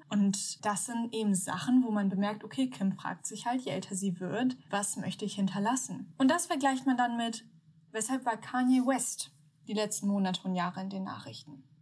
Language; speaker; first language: German; early bilingual, other home language; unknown